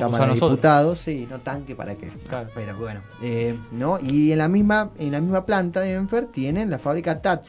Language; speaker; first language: Spanish; native; Spanish